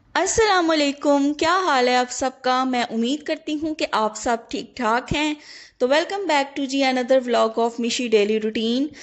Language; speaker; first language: Urdu; native; Urdu